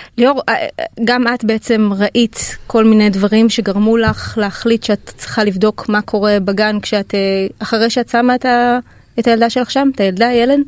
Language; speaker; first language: Hebrew; native; Hebrew